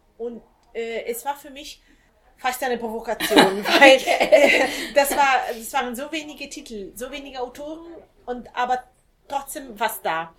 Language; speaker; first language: German; non-native, fluent; Italian